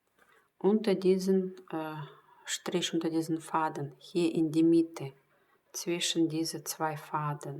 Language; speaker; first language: German; non-native, fluent; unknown